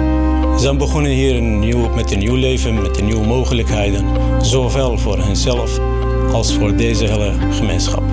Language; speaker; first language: Dutch; non-native, fluent; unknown